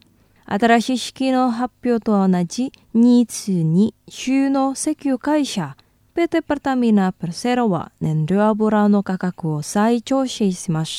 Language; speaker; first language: Japanese; non-native, fluent; Indonesian